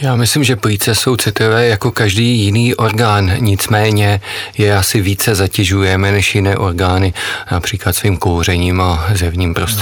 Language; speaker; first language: Czech; native; Czech